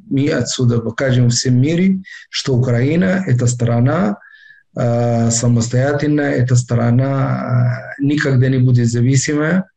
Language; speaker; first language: Russian; non-native, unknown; Arabic